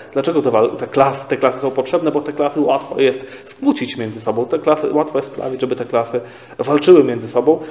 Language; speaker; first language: Polish; native; Polish